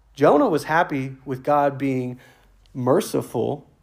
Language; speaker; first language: English; native; English